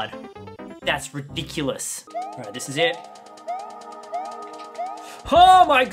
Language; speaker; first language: English; native; English